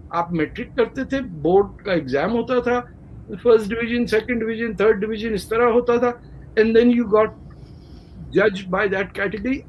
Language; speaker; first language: Urdu; native; Urdu